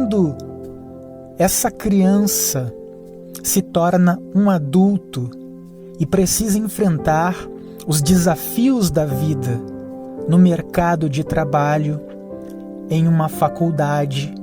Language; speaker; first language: Portuguese; native; Portuguese